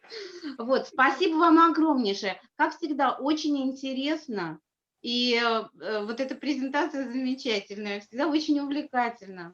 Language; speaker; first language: Russian; native; Russian